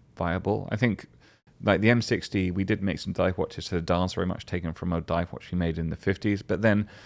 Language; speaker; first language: English; native; English